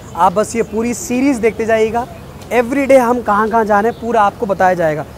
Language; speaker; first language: Hindi; native; Hindi